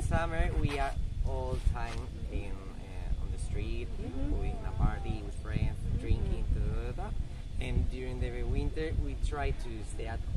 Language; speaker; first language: English; non-native, learner; Spanish